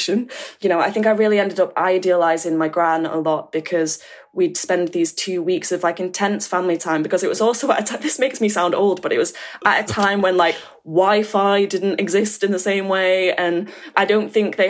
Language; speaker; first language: English; native; English